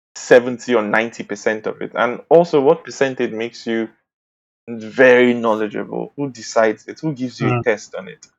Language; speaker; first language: English; non-native, local second language; Bini